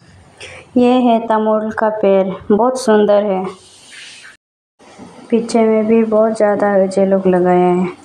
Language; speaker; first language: Hindi; non-native, local second language; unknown